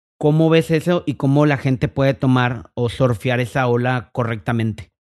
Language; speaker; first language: Spanish; native; Spanish